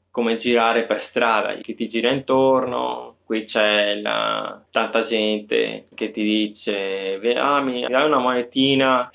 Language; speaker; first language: Italian; native; Italian